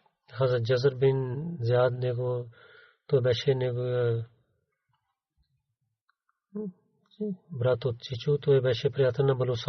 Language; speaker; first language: Bulgarian; non-native, learner; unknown